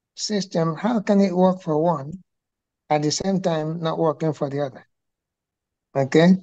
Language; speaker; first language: English; non-native, local second language; Igbo